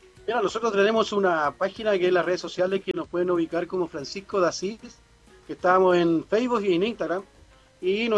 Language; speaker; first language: Spanish; native; Spanish